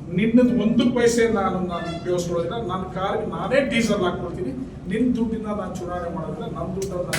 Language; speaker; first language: Kannada; native; Kannada